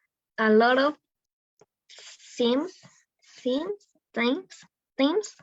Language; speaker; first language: English; non-native, learner; Spanish